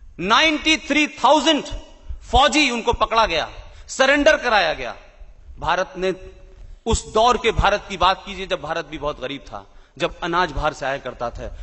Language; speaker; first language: Hindi; native; Hindi